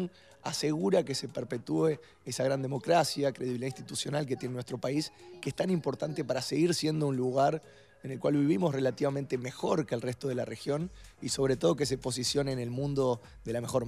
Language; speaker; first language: Spanish; native; Spanish